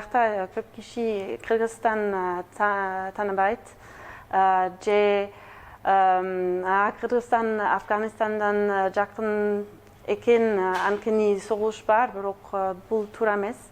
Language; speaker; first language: Kyrgyz; non-native, learner; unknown